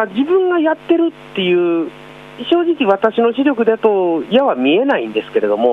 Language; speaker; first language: Japanese; native; Japanese